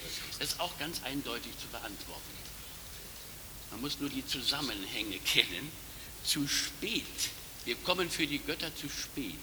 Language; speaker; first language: German; native; German